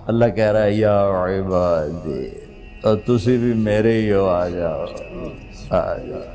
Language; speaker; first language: Urdu; non-native, local second language; Punjabi